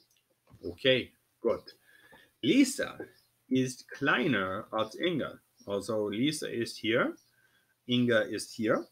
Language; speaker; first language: German; non-native, fluent; English